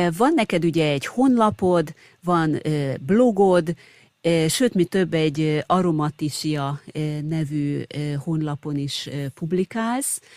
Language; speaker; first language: Hungarian; native; Hungarian